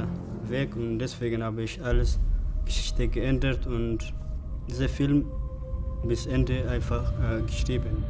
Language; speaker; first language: German; non-native, learner; Oromo